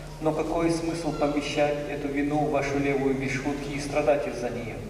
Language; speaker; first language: Russian; native; Russian